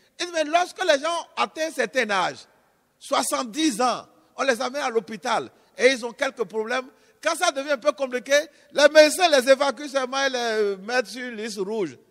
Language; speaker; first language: French; non-native, local second language; Fon